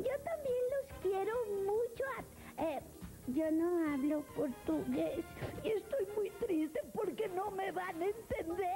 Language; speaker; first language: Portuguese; non-native, learner; Spanish